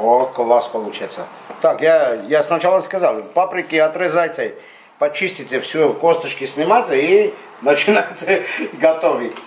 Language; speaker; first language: Russian; non-native, fluent; Armenian